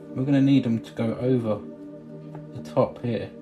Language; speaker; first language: English; native; English